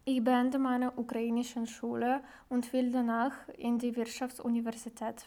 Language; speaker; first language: German; non-native, learner; Ukrainian